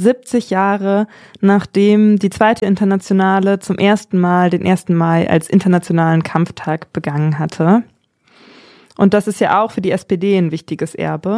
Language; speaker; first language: German; native; German